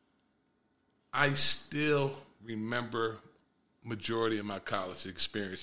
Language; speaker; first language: English; native; English